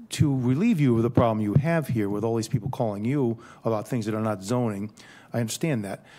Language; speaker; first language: English; native; English